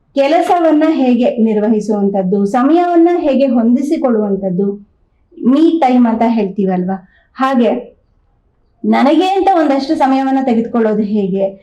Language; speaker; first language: Kannada; native; Kannada